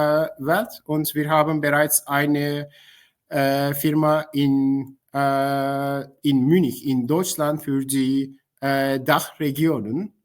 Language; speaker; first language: German; non-native, fluent; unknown